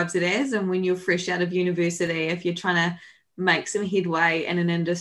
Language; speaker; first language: English; native; English